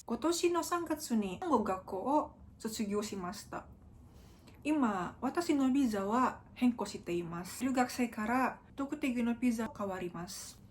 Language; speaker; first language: Japanese; non-native, learner; Indonesian